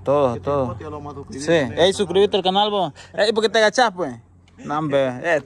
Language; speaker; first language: Spanish; native; Spanish